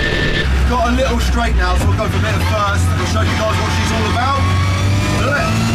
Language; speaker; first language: English; native; English